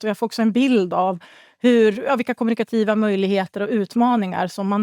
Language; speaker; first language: Swedish; native; Swedish